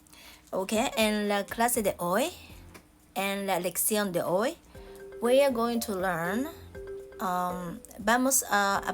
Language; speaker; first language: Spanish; non-native, learner; Japanese